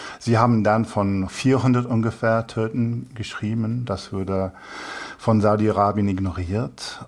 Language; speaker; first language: German; non-native, fluent; English